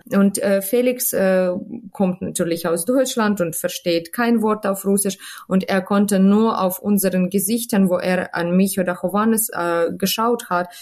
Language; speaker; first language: German; non-native, fluent; Ukrainian